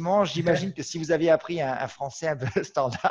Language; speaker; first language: French; native; French